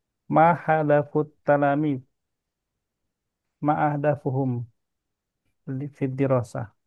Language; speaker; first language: Arabic; non-native, fluent; Indonesian